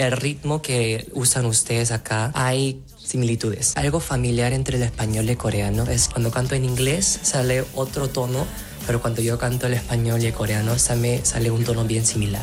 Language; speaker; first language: Spanish; non-native, fluent; Korean